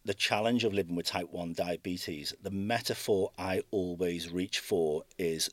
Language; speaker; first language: English; native; English